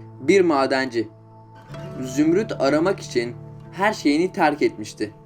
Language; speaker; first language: Turkish; native; Turkish